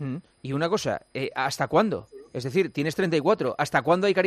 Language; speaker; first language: Spanish; native; Spanish